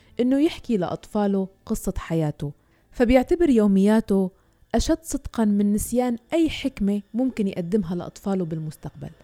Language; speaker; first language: Arabic; native; Arabic